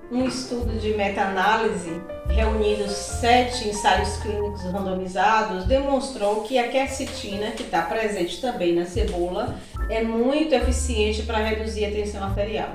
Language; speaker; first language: Portuguese; native; Portuguese